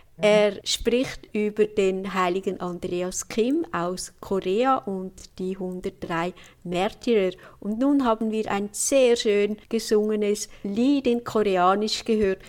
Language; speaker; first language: German; native; German